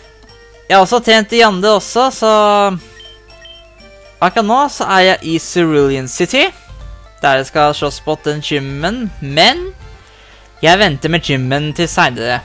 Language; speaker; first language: Norwegian; native; Norwegian